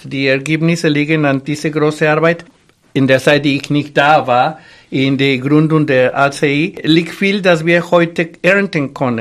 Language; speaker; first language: German; non-native, fluent; Spanish